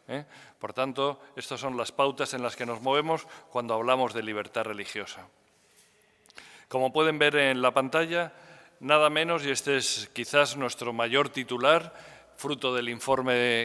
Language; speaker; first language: Spanish; native; Spanish